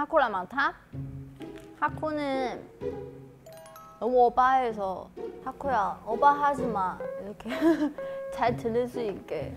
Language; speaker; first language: Korean; non-native, fluent; Chinese